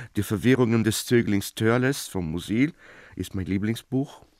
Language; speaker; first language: German; non-native, fluent; Portuguese